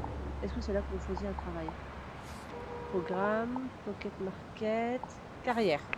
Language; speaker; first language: French; native; French